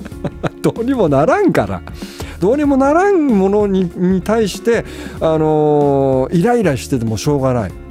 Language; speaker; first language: Japanese; native; Japanese